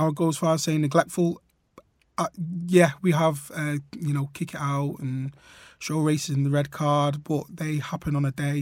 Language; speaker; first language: English; native; English